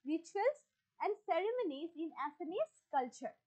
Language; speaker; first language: English; non-native, local second language; Assamese